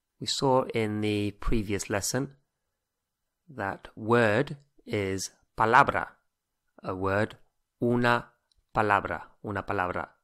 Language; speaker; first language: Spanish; non-native, fluent; English